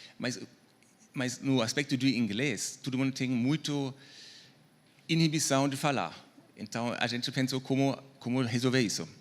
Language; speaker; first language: Portuguese; non-native, fluent; German